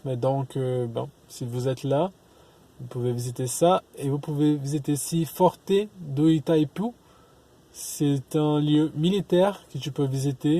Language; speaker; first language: French; non-native, learner; Portuguese